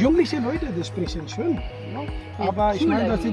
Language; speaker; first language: German; non-native, learner; Urdu